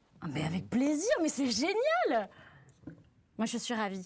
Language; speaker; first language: French; native; French